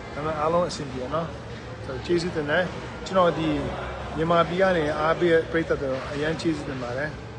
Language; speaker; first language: Burmese; non-native, local second language; Kachin